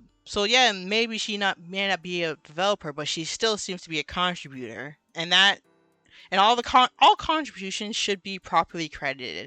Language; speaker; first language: English; native; English